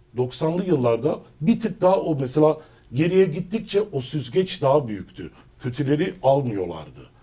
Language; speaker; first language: Turkish; early bilingual, heritage; Turkish